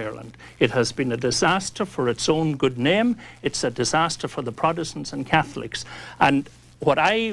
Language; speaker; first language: English; native; English